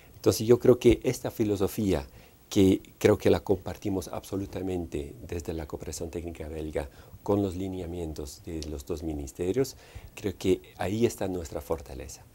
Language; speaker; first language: Spanish; non-native, fluent; Dutch